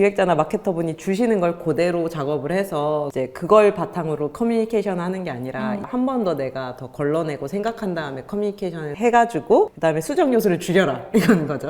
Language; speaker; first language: Korean; native; Korean